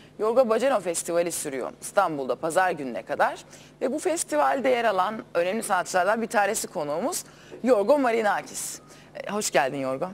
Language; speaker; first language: Turkish; native; Turkish